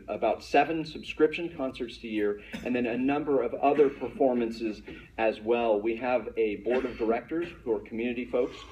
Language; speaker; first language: English; native; English